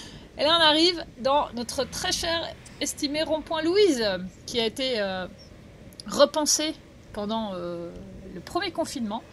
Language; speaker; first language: French; native; French